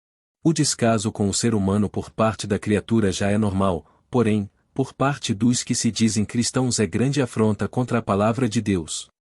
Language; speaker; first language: Portuguese; native; Portuguese